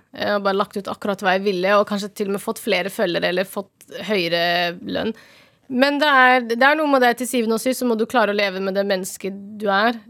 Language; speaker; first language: Norwegian; early bilingual, other home language; Somali